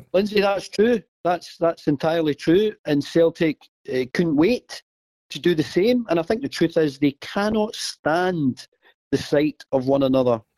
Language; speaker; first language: English; native; English